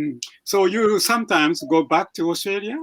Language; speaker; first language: English; non-native, fluent; Japanese